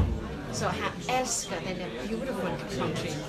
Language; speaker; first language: Danish; non-native, fluent; Chinese